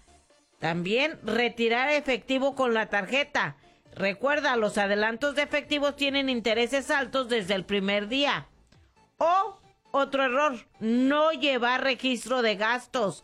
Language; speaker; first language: Spanish; native; Spanish